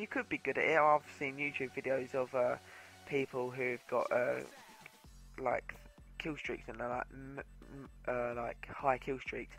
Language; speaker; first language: English; native; English